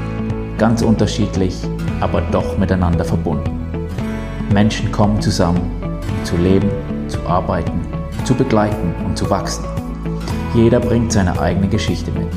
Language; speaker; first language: German; native; German